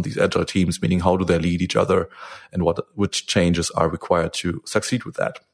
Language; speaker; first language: English; non-native, fluent; German